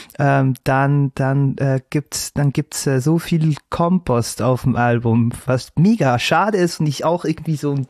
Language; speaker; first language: German; native; German